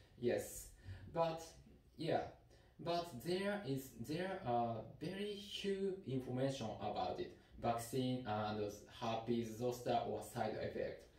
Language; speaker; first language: English; non-native, learner; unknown